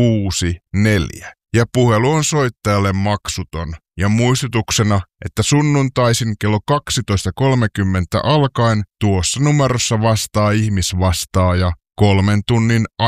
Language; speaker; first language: Finnish; native; Finnish